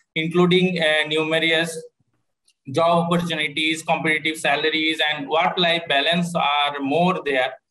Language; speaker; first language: English; non-native, local second language; Bangla